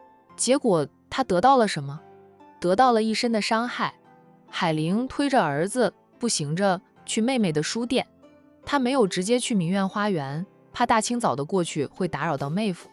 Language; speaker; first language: Chinese; native; Chinese